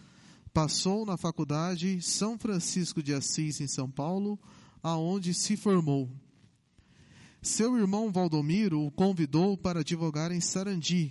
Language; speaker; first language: Portuguese; native; Portuguese